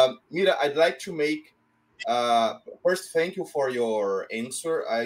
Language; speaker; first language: English; non-native, fluent; Portuguese